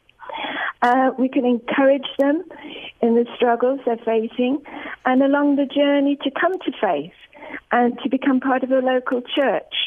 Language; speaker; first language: English; native; English